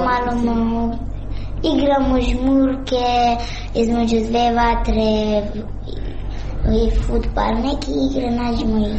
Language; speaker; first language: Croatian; non-native, learner; Persian